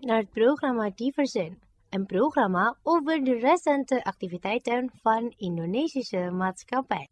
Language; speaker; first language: Dutch; non-native, learner; Indonesian